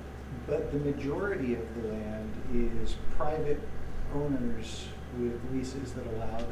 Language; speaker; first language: English; native; English